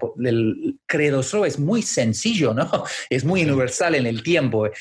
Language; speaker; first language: Spanish; non-native, fluent; English